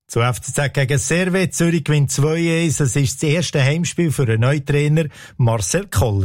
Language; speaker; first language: German; native; German